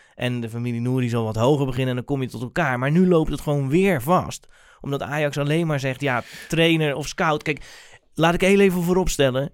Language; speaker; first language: Dutch; native; Dutch